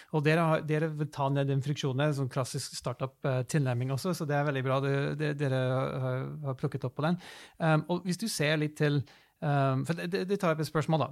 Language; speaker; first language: Norwegian; early bilingual, other home language; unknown